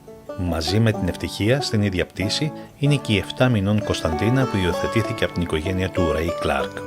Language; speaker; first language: Greek; native; Greek